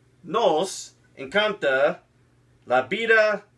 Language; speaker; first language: Spanish; non-native, learner; English